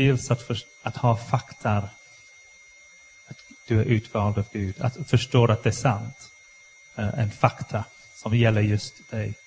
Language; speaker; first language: Swedish; non-native, fluent; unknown